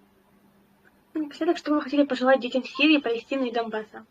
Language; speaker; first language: Russian; native; Russian